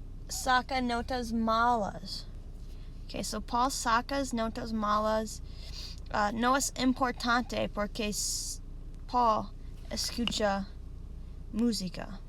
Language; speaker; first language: Spanish; non-native, learner; English